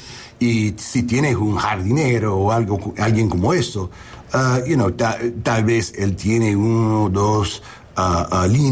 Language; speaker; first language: Spanish; non-native, learner; English